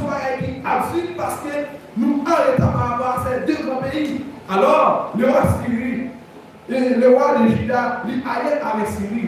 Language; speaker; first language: French; non-native, local second language; Haitian Creole